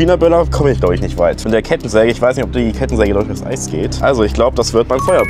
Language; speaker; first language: German; native; German